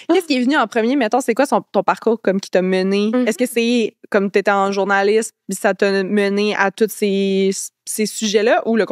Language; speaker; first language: French; native; French